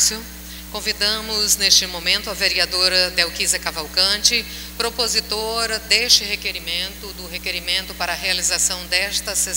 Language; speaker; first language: Portuguese; native; Portuguese